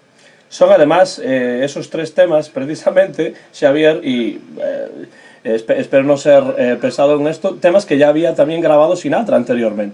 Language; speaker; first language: Spanish; native; Spanish